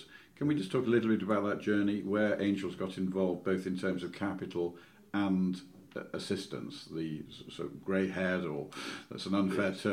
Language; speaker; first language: English; native; English